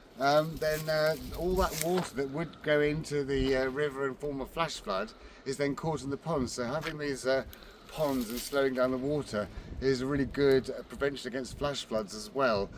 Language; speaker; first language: English; native; English